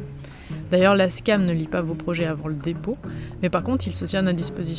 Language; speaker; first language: French; native; French